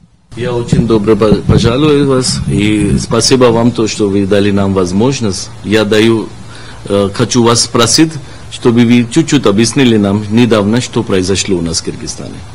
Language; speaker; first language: Russian; non-native, learner; Hindi